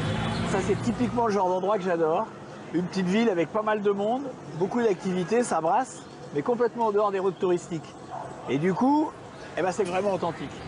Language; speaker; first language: French; native; French